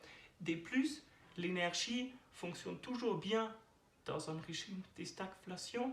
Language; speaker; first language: French; non-native, learner; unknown